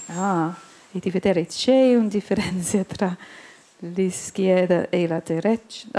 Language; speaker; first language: Italian; non-native, learner; English